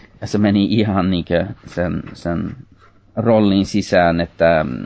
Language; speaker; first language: Finnish; early bilingual, heritage; Finnish